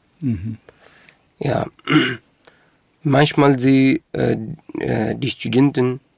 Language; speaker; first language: German; non-native, local second language; Arabic